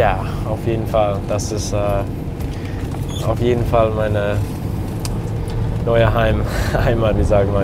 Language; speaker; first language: German; non-native, learner; English